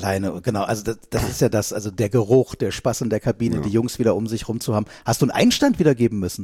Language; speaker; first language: German; native; German